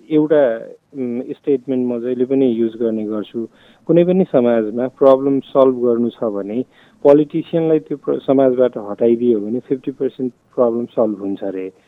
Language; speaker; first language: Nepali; non-native, local second language; Maithili